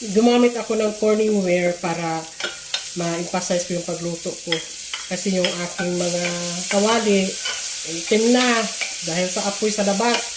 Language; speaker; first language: Filipino; non-native, local second language; Cebuano